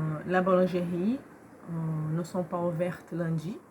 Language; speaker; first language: French; non-native, learner; Portuguese